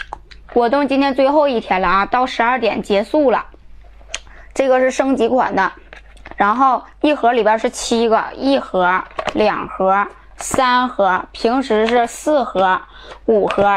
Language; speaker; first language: Chinese; native; Chinese